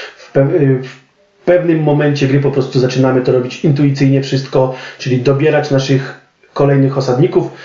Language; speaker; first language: Polish; native; Polish